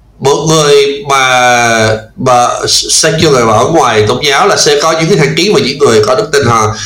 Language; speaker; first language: Vietnamese; non-native, fluent; English